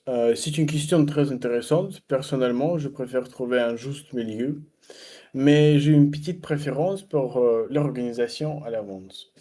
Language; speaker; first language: French; non-native, learner; Russian